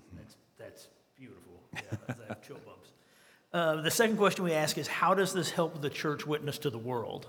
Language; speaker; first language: English; native; English